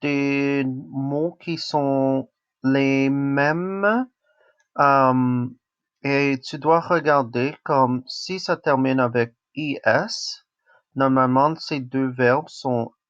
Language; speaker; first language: French; non-native, local second language; English